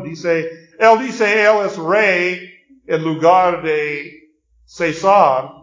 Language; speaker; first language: Spanish; non-native, learner; English